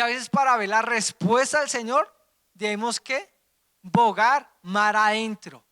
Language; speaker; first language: Spanish; native; Spanish